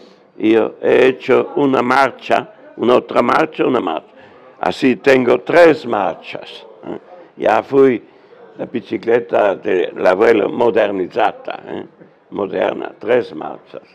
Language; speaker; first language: Spanish; non-native, learner; German